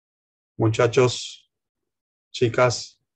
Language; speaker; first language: Spanish; native; Spanish